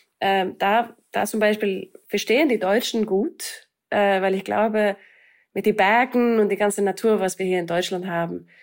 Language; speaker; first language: German; non-native, fluent; Icelandic